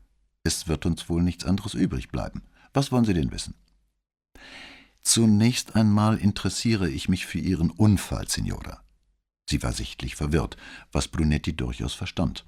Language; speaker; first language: German; native; German